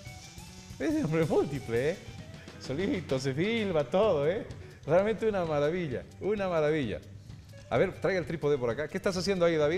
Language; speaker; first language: Spanish; native; Spanish